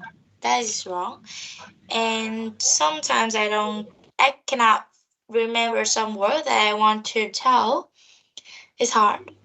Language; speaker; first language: English; non-native, learner; Vietnamese